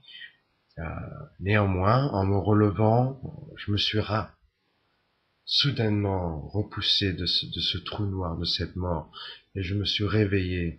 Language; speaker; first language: French; native; French